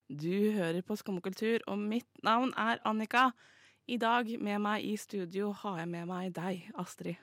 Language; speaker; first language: Norwegian; native; Norwegian